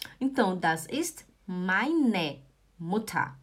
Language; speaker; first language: German; non-native, fluent; Portuguese